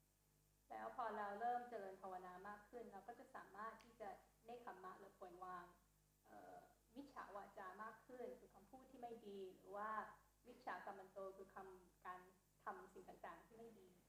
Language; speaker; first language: Thai; native; Thai